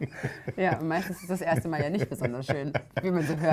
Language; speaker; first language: German; native; German